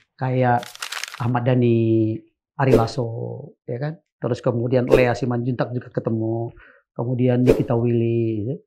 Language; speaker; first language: Indonesian; non-native, local second language; Batak Toba